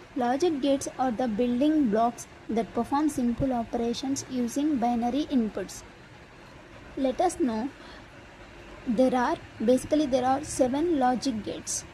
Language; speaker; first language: English; non-native, local second language; Telugu